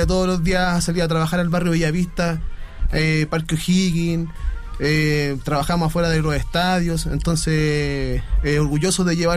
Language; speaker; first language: Spanish; native; Spanish